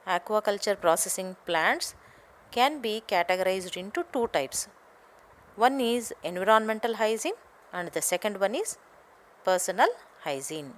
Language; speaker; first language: English; non-native, local second language; Telugu